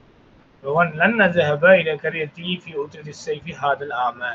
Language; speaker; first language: Arabic; non-native, fluent; Tamil